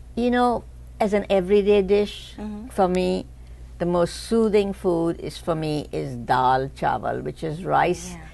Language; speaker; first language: English; non-native, local second language; Hindi